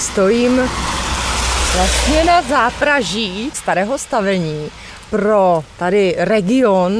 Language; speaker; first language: Czech; native; Czech